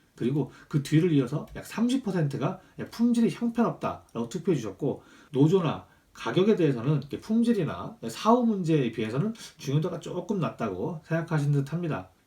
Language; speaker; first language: Korean; native; Korean